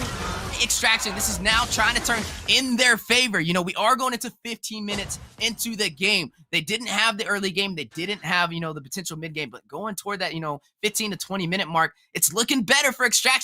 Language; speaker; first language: English; native; English